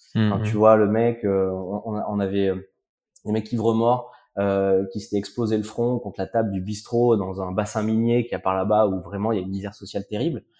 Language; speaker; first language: French; native; French